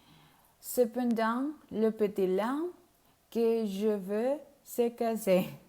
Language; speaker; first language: French; non-native, learner; Spanish